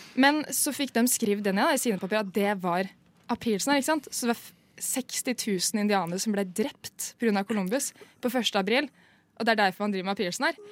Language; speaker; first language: Norwegian; native; Norwegian